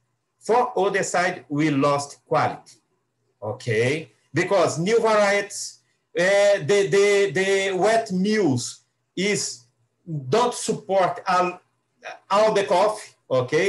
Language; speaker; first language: English; non-native, learner; Portuguese